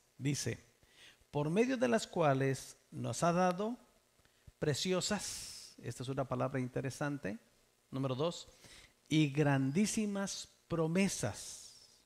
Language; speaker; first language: Spanish; native; Spanish